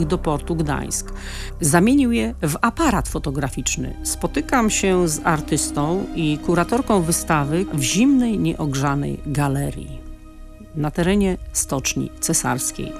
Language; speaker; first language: Polish; native; Polish